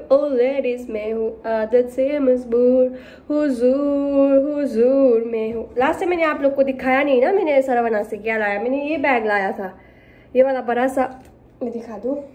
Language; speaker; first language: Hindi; non-native, fluent; Nepali